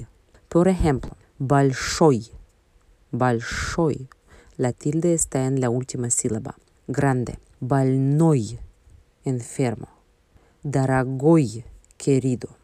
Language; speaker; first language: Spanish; non-native, fluent; Russian